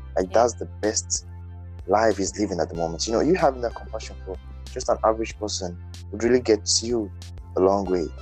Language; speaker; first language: English; non-native, local second language; Yoruba